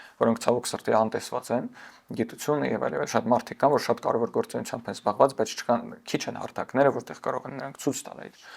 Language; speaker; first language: Armenian; early bilingual, heritage; Armenian